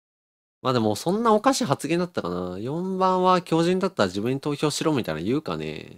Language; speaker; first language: Japanese; native; Japanese